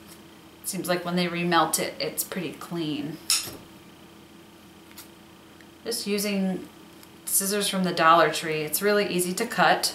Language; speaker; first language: English; native; English